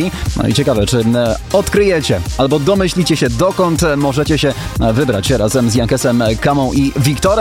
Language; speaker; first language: Polish; native; Polish